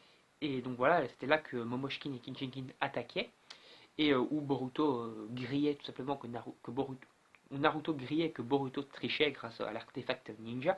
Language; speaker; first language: French; native; French